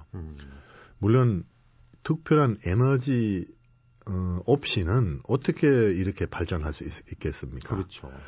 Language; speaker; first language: Korean; non-native, fluent; German